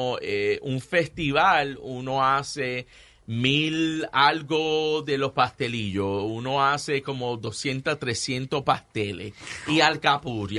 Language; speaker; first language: Spanish; early bilingual, heritage; Spanish